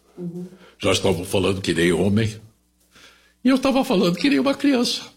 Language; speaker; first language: Portuguese; early bilingual, other home language; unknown